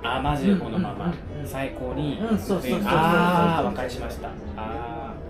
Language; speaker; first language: Japanese; non-native, learner; Thai